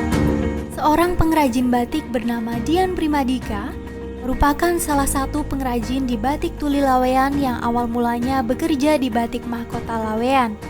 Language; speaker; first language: Indonesian; native; Indonesian